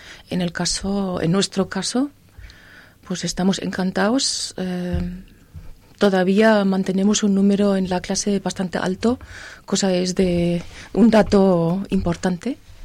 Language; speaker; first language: Spanish; non-native, fluent; German